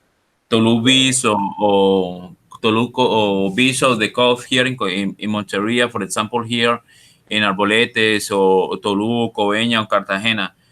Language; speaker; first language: English; non-native, learner; Spanish